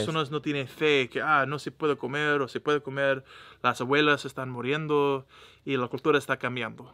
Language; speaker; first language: Spanish; non-native, learner; English